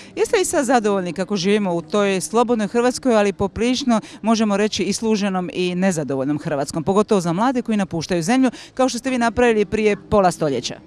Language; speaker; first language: Croatian; native; Croatian